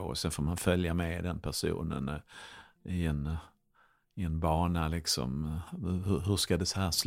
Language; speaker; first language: Swedish; native; Swedish